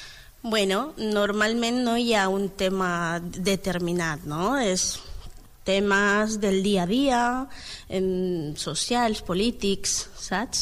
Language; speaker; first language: Catalan; non-native, learner; Spanish